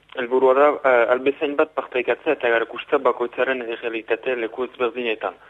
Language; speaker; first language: Basque; non-native, local second language; French